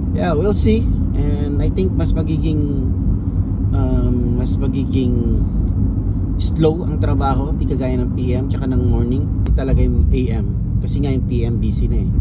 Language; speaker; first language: Filipino; native; Filipino